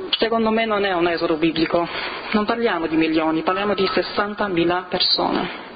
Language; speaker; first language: Italian; non-native, fluent; Arabic